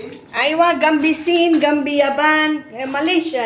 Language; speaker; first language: Arabic; non-native, learner; Filipino